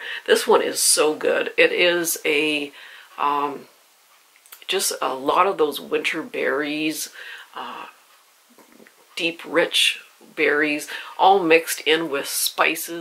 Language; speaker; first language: English; native; English